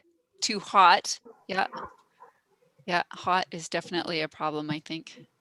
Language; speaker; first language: English; native; English